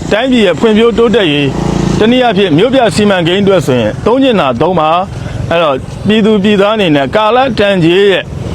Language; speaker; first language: Burmese; native; Burmese